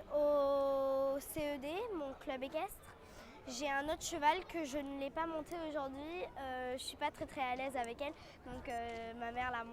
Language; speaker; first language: French; early bilingual, other home language; English